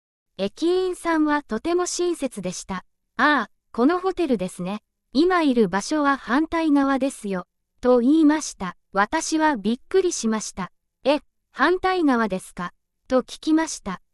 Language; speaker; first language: Japanese; non-native, fluent; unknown